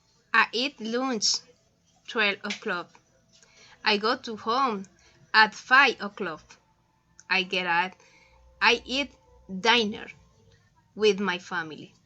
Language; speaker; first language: English; non-native, learner; Spanish